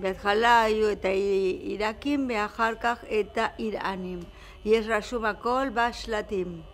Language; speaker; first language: Hebrew; non-native, learner; Spanish